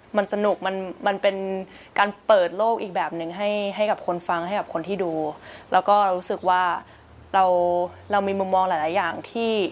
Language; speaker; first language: Thai; native; Thai